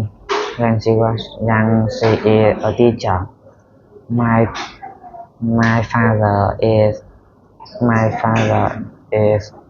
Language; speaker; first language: English; non-native, learner; Vietnamese